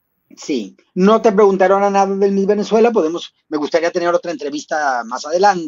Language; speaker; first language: Spanish; native; Spanish